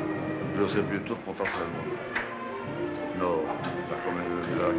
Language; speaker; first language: French; native; French